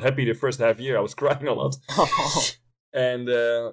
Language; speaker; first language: English; non-native, fluent; Dutch